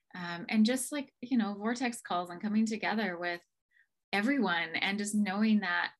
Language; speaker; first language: English; native; English